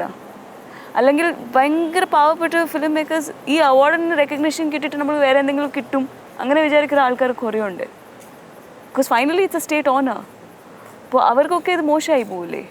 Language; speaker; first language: Malayalam; non-native, fluent; Tamil